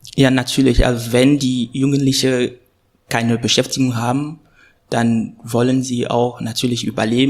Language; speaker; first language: German; non-native, fluent; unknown